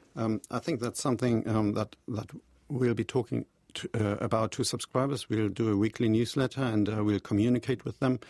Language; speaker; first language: English; non-native, fluent; German